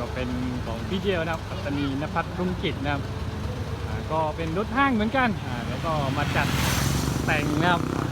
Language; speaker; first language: Thai; non-native, local second language; Pattani Malay